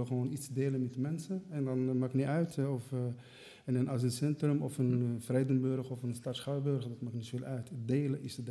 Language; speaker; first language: Dutch; non-native, fluent; Arabic